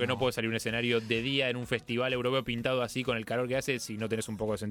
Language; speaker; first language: Spanish; native; Spanish